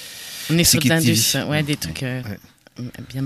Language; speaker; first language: French; native; French